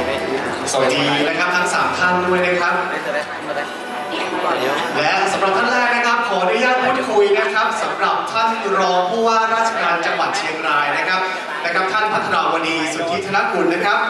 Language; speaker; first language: Thai; native; Thai